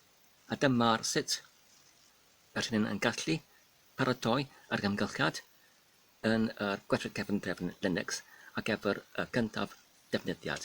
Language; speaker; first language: Welsh; non-native, learner; Polish